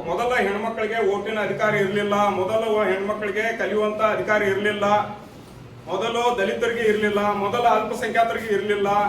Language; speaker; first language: Kannada; non-native, local second language; Urdu